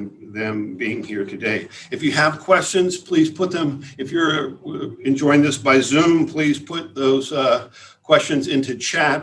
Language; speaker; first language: English; native; English